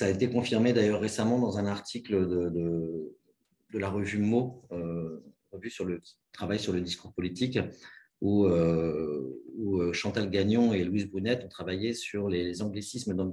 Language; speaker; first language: French; native; French